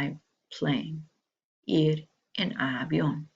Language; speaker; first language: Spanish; non-native, learner; English